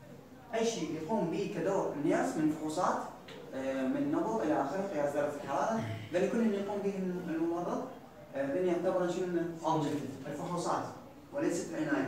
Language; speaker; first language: Arabic; native; Arabic